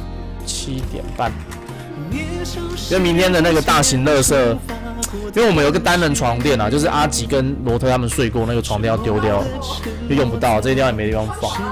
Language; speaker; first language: Chinese; native; Chinese